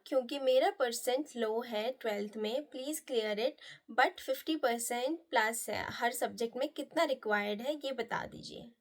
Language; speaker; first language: Hindi; non-native, local second language; Nepali